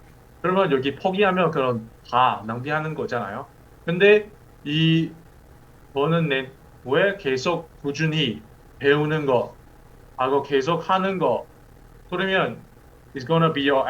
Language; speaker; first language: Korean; early bilingual, heritage; English